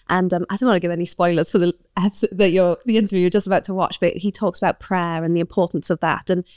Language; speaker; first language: English; native; English